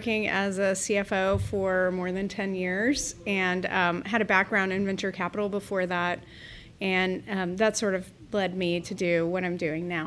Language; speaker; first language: English; native; English